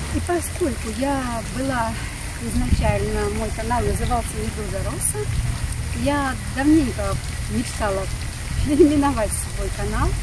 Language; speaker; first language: Russian; native; Russian